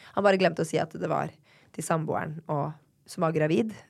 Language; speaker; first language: Norwegian; native; Norwegian